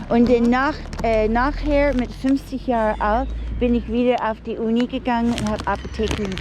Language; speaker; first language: German; non-native, learner; English